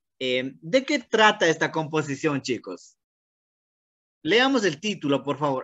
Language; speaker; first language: Spanish; native; Spanish